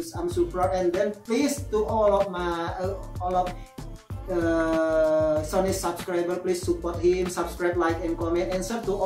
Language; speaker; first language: English; non-native, learner; Indonesian